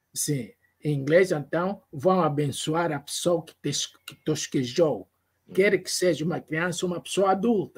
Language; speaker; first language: Portuguese; non-native, local second language; Kongo